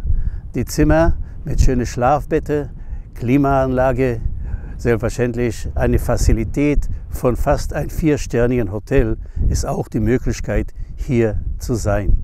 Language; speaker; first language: German; non-native, fluent; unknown